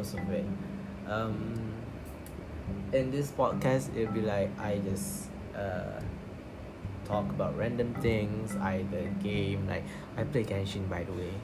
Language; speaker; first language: English; non-native, local second language; Malay